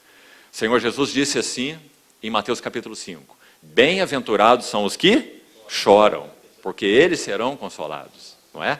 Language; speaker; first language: Portuguese; native; Portuguese